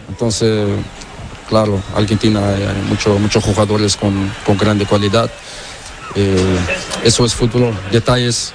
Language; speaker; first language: Spanish; non-native, learner; Portuguese